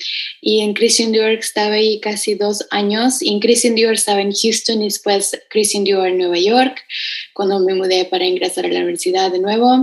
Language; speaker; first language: Spanish; early bilingual, heritage; Spanish